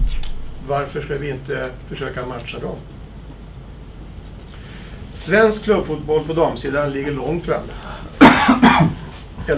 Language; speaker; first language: Swedish; native; Swedish